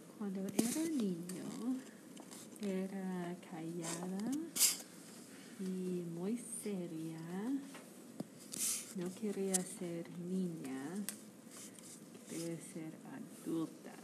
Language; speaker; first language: Spanish; non-native, learner; English